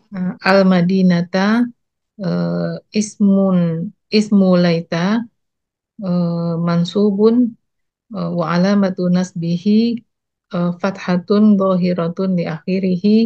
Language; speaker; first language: Arabic; non-native, learner; Indonesian